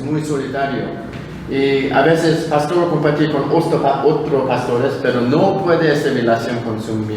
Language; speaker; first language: Spanish; non-native, learner; Korean